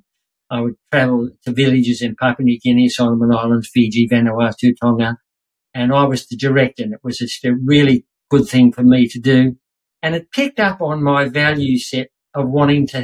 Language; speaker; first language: English; native; English